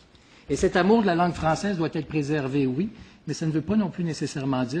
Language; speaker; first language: French; native; French